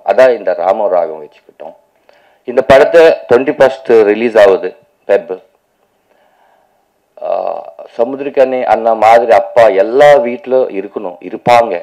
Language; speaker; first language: Tamil; non-native, local second language; Telugu